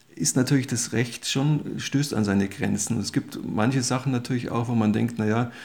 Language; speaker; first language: German; native; German